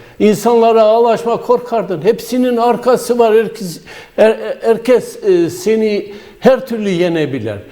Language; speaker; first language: Turkish; native; Turkish